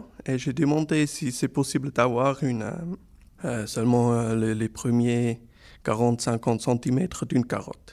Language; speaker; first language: French; non-native, local second language; German